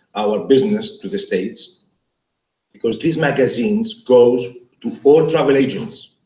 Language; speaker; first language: English; non-native, fluent; Greek